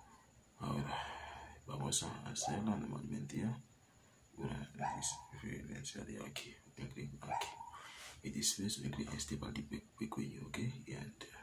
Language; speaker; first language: Spanish; non-native, learner; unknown